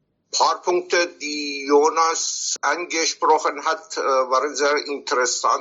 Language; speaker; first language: German; non-native, fluent; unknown